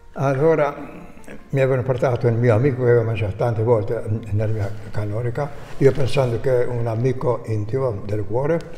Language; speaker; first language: Italian; non-native, fluent; Albanian